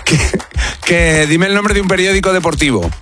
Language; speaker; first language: Spanish; native; Spanish